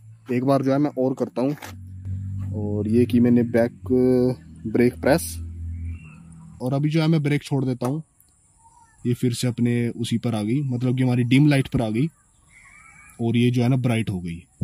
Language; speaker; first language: Hindi; native; Hindi